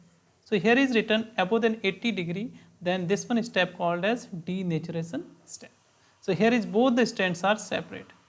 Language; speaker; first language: English; non-native, local second language; Hindi